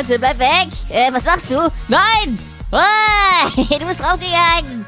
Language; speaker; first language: German; native; German